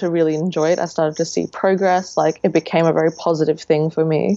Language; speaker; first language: English; native; English